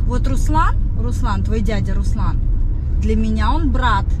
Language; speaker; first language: Russian; native; Russian